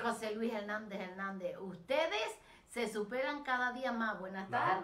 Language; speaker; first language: Spanish; native; Spanish